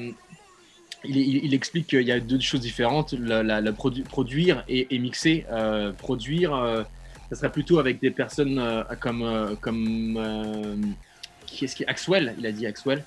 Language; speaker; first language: French; native; French